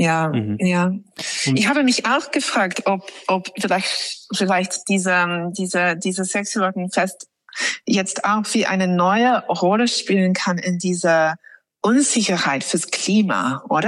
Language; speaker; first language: German; non-native, fluent; English